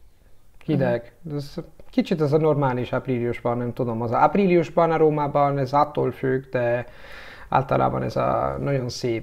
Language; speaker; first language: Hungarian; non-native, learner; Italian